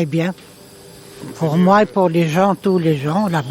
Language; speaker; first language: French; non-native, learner; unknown